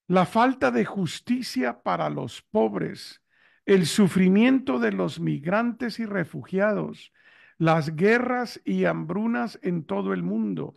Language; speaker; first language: Spanish; native; Spanish